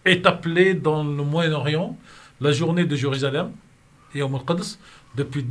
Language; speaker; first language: French; native; French